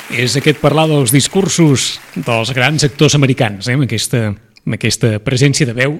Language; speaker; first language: Catalan; native; Catalan